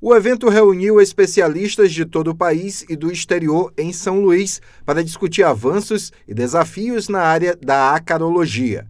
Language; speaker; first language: Portuguese; native; Portuguese